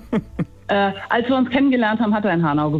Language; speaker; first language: German; native; German